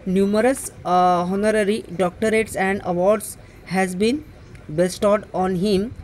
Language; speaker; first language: English; non-native, local second language; Marathi